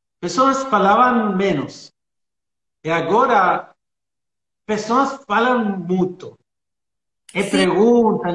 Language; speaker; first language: Portuguese; non-native, learner; Spanish